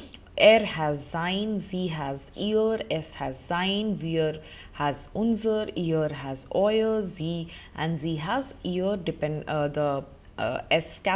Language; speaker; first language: German; non-native, fluent; Hindi